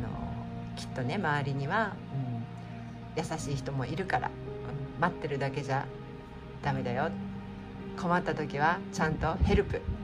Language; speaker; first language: Japanese; native; Japanese